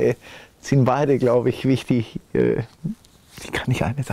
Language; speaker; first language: German; non-native, fluent; Spanish